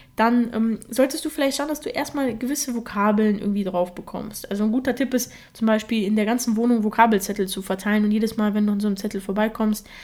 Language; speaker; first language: German; early bilingual, other home language; Russian